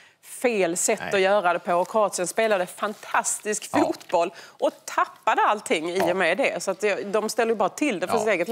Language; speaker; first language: Swedish; native; Swedish